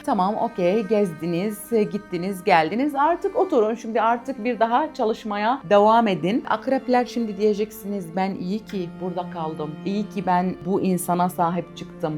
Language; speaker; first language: Turkish; non-native, fluent; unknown